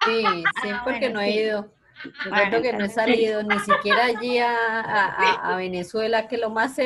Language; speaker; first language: Spanish; native; Spanish